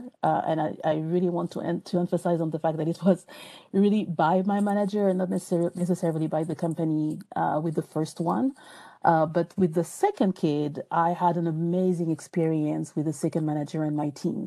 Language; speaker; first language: English; non-native, fluent; French